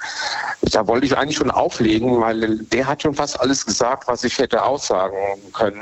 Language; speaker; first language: German; native; German